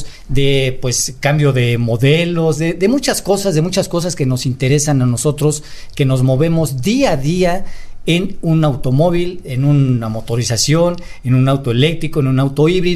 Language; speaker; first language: Spanish; native; Spanish